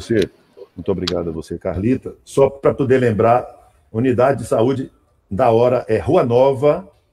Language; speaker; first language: Portuguese; native; Portuguese